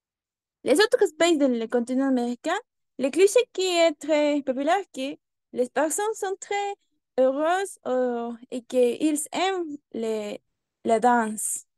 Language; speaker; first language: French; non-native, learner; Spanish